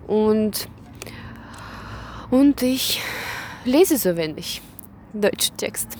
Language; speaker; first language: German; non-native, learner; Russian